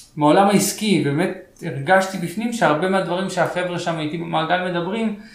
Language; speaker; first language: Hebrew; early bilingual, other home language; Russian